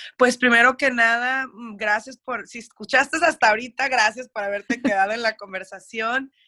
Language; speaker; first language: Spanish; early bilingual, heritage; Spanish